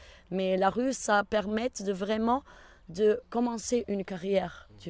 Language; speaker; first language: French; non-native, fluent; Portuguese